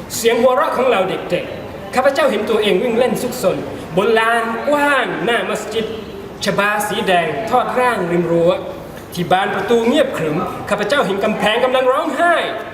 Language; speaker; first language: Thai; non-native, local second language; Malay